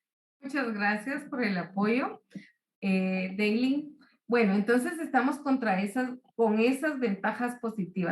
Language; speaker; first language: Spanish; native; Spanish